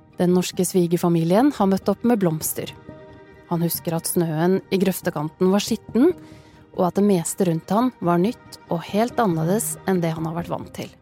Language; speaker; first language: Norwegian; native; Norwegian